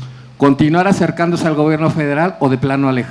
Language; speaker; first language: Spanish; native; Spanish